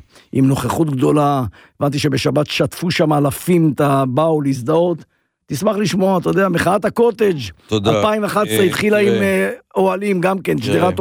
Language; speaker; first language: Hebrew; native; Hebrew